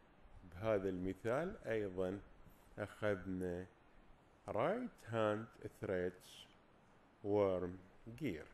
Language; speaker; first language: Arabic; native; Arabic